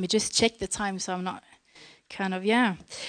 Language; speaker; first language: English; non-native, fluent; Norwegian